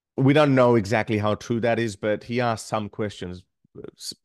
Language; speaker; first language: English; non-native, local second language; Urdu